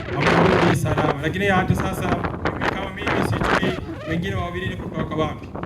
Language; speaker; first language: Swahili; non-native, fluent; Malayalam